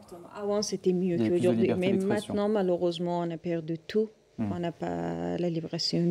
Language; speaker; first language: French; non-native, learner; Persian